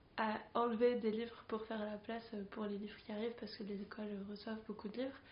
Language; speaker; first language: French; non-native, fluent; Spanish